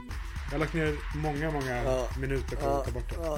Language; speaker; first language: Swedish; native; Swedish